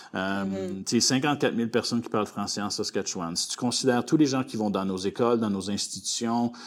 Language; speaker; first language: French; native; French